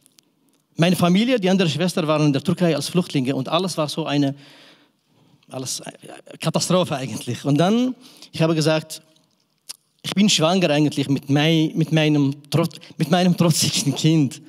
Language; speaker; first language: German; non-native, fluent; Kurdish